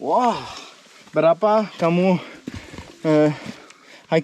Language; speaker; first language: Indonesian; non-native, learner; Danish